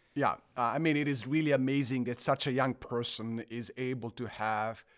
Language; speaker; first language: English; non-native, fluent; Croatian